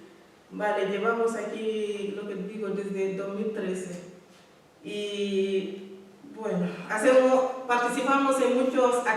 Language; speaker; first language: Spanish; non-native, learner; Fula